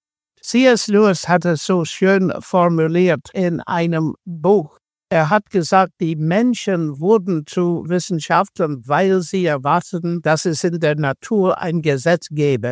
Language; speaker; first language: German; non-native, fluent; English